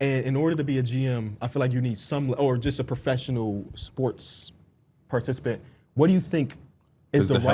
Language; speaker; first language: English; native; English